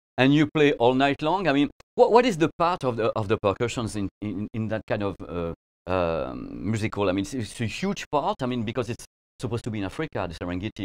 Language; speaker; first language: English; non-native, fluent; French